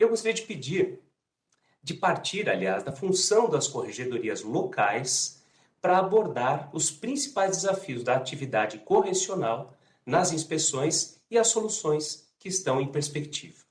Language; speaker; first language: Portuguese; native; Portuguese